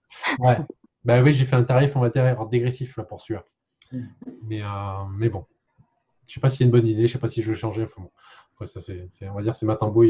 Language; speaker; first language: French; native; French